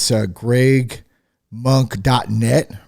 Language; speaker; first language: English; native; English